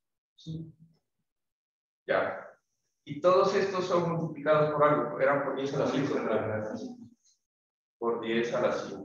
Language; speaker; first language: Spanish; native; Spanish